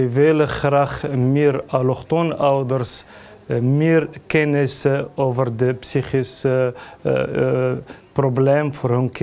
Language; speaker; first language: Dutch; non-native, local second language; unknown